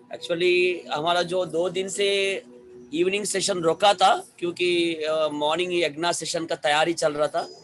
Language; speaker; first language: Hindi; non-native, local second language; Telugu